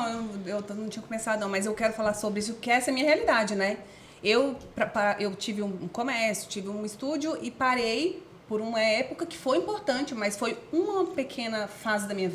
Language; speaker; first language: Portuguese; native; Portuguese